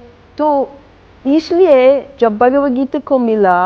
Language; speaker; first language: Hindi; non-native, fluent; English